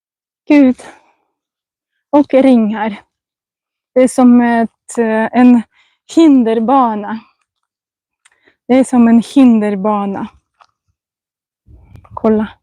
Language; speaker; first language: Swedish; non-native, fluent; Russian